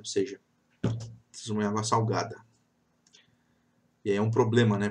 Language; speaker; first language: Portuguese; native; Portuguese